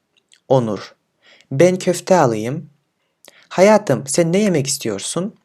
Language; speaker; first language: Turkish; non-native, fluent; Kyrgyz